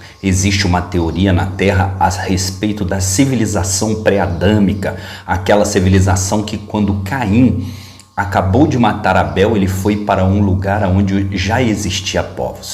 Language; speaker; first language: Portuguese; native; Portuguese